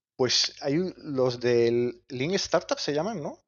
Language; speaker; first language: Spanish; native; Spanish